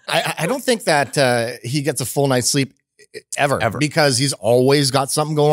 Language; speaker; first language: English; native; English